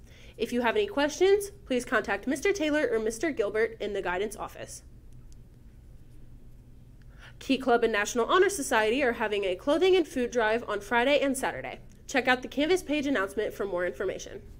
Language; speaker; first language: English; native; English